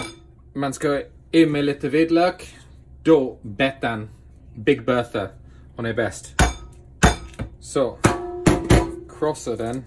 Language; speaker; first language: Swedish; non-native, fluent; English